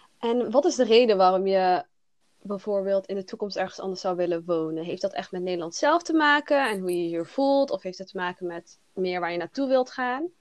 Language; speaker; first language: Dutch; early bilingual, other home language; Somali